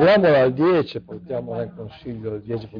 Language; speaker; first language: Italian; native; Italian